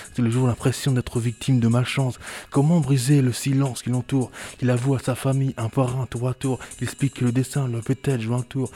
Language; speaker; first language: French; early bilingual, other home language; Haitian Creole